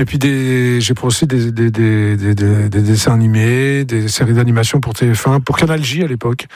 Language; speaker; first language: French; native; French